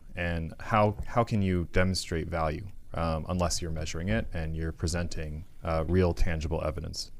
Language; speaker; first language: English; native; English